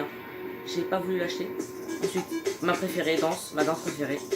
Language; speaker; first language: French; native; French